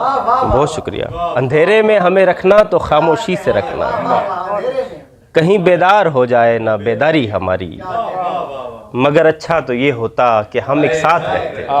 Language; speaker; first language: Urdu; native; Urdu